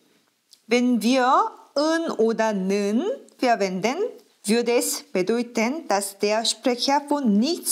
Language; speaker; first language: German; non-native, fluent; Korean